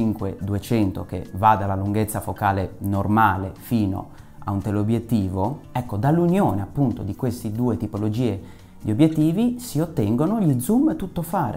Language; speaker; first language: Italian; native; Italian